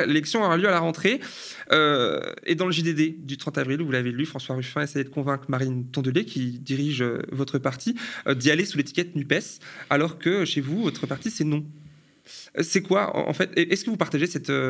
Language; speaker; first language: French; native; French